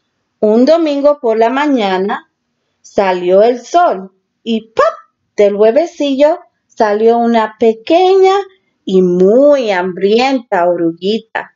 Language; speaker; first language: Spanish; early bilingual, heritage; Spanish